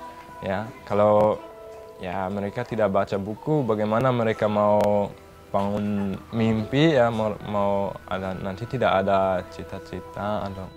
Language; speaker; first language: Indonesian; non-native, fluent; German